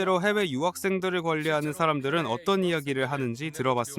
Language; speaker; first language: Korean; native; Korean